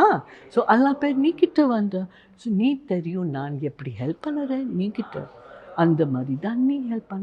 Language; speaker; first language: Tamil; non-native, learner; Hindi